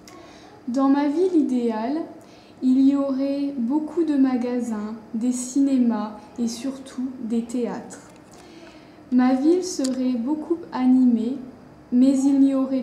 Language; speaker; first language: French; non-native, learner; English